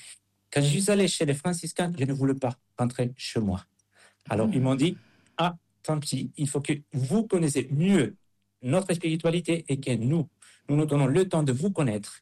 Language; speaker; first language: French; non-native, fluent; Spanish